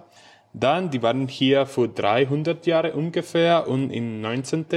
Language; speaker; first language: German; non-native, learner; Spanish